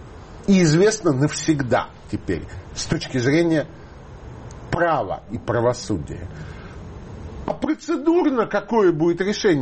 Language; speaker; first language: Russian; native; Russian